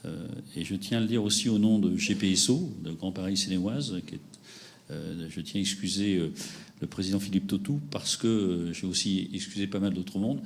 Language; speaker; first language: French; native; French